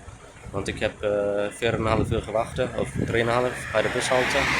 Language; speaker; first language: Dutch; non-native, learner; English